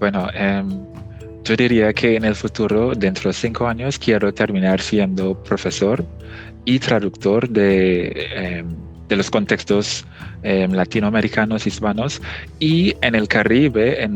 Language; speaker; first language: Spanish; non-native, fluent; English